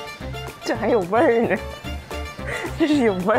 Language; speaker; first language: Chinese; native; Chinese